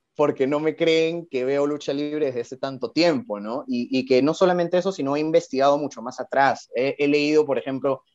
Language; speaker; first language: Spanish; native; Spanish